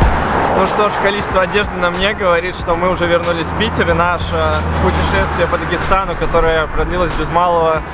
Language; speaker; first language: Russian; native; Russian